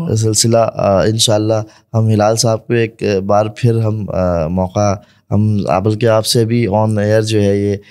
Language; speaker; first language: Urdu; native; Urdu